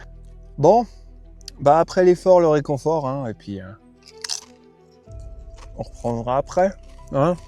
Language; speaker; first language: French; native; French